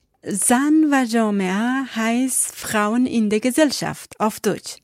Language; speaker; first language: German; non-native, learner; Persian